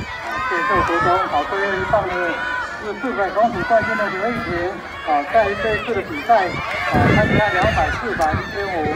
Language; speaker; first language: Chinese; native; Chinese